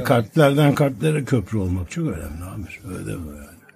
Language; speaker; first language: Turkish; native; Turkish